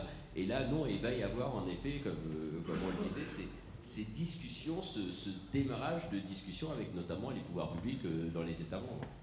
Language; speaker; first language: French; native; French